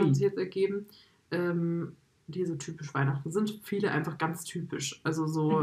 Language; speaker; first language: German; native; German